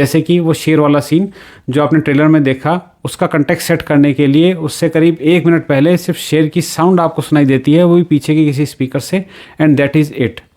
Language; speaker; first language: Hindi; native; Hindi